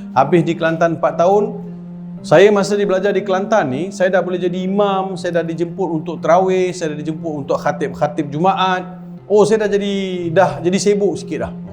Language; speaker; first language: Malay; non-native, local second language; Tamil